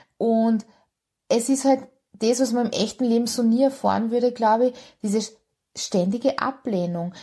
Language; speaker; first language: German; early bilingual, other home language; Hungarian